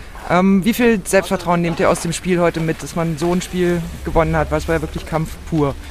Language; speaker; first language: German; native; German